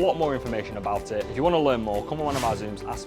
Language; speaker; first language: English; native; English